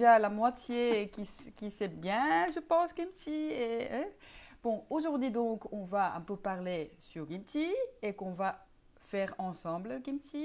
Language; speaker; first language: French; non-native, fluent; Korean